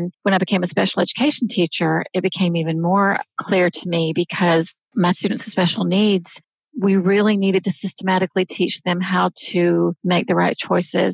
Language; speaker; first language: English; native; English